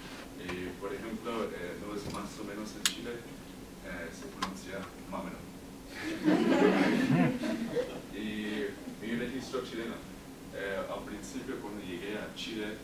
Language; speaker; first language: Spanish; non-native, learner; English